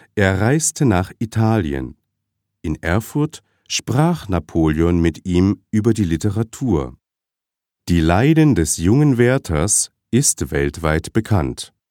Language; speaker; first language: German; native; German